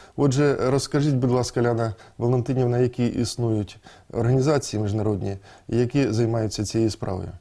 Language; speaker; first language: Ukrainian; native; Ukrainian